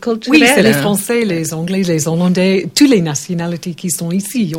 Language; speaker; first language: French; non-native, learner; English